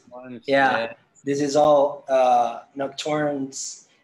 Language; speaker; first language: English; non-native, fluent; Spanish